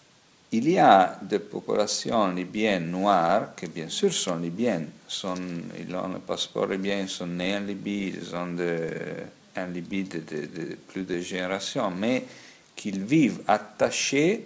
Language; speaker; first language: French; non-native, fluent; Italian